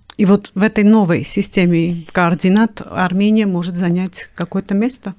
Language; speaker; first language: Russian; non-native, local second language; Armenian